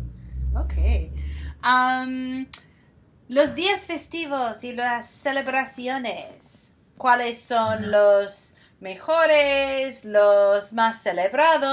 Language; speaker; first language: Spanish; non-native, fluent; English